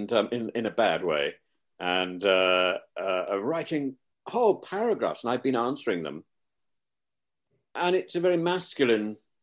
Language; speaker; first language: English; native; English